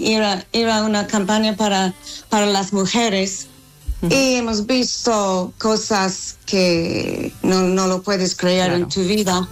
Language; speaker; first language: Spanish; non-native, fluent; English